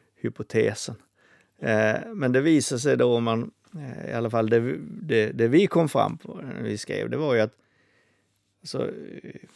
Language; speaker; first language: Swedish; native; Swedish